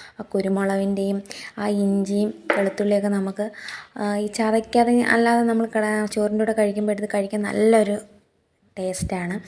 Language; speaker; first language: Malayalam; native; Malayalam